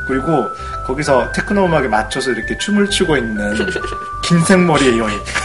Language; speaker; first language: Korean; non-native, fluent; Japanese